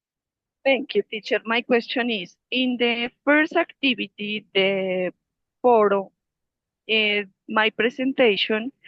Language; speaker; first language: English; non-native, learner; Spanish